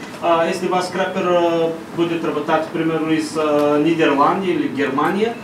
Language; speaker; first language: Russian; non-native, learner; Bulgarian